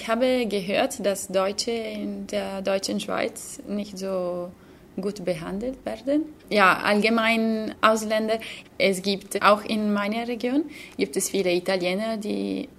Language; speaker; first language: German; non-native, fluent; Slovenian